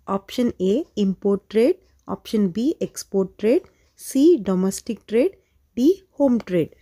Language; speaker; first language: English; non-native, local second language; Telugu